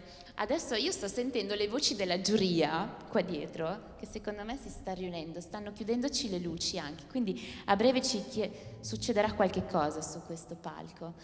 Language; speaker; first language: Italian; native; Italian